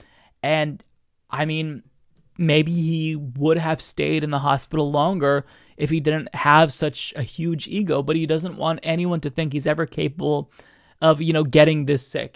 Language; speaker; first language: English; native; English